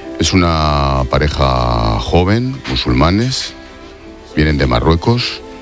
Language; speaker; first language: Spanish; native; Spanish